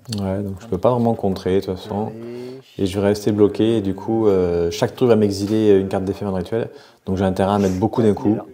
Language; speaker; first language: French; native; French